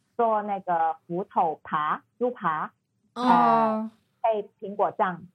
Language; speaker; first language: Chinese; non-native, fluent; Cantonese